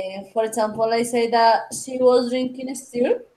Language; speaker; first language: English; non-native, learner; Spanish